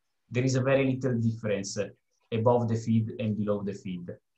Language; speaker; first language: English; non-native, fluent; Italian